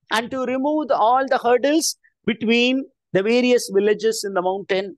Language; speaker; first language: English; non-native, local second language; Tamil